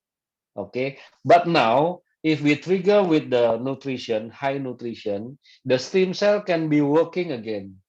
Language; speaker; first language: English; non-native, fluent; Indonesian